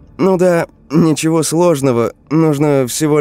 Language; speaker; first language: Russian; native; Russian